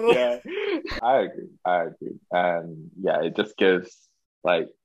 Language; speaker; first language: English; non-native, local second language; Chinese